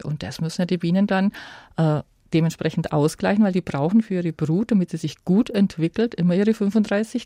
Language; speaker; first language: German; native; German